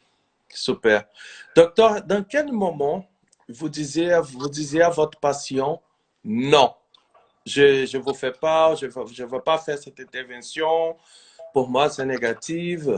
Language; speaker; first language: French; non-native, fluent; Portuguese